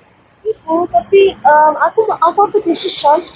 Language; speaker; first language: Indonesian; non-native, learner; Spanish